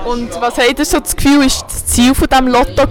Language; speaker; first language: German; native; German